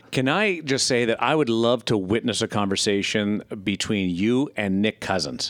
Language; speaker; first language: English; native; English